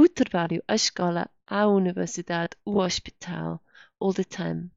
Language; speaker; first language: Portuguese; non-native, fluent; English